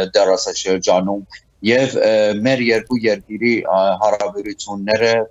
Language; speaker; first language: Armenian; early bilingual, heritage; Armenian